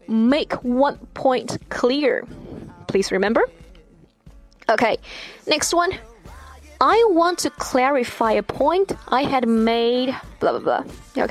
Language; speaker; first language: English; non-native, fluent; Chinese